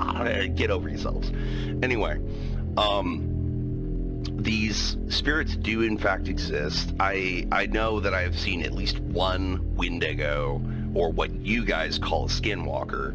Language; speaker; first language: English; native; English